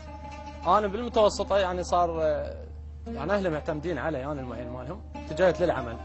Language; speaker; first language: Arabic; native; Arabic